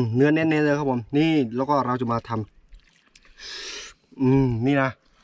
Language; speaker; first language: Thai; non-native, local second language; S'gaw Karen